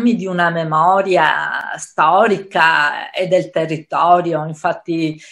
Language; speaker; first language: Italian; native; Italian